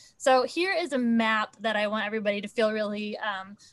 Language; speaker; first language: English; native; English